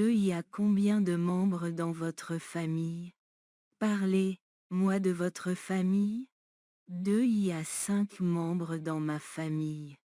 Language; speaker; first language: French; non-native, learner; Bangla